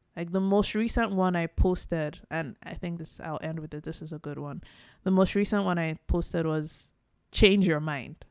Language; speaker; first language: English; non-native, local second language; Yoruba